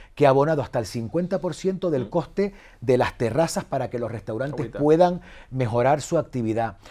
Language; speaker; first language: Spanish; native; Spanish